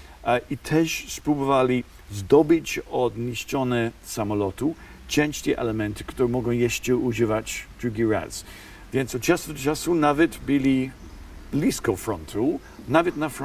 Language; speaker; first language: Polish; non-native, fluent; English